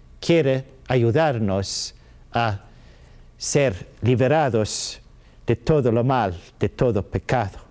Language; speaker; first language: Spanish; non-native, learner; Swedish